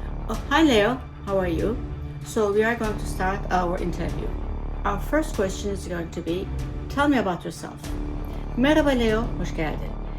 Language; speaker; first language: English; non-native, fluent; Turkish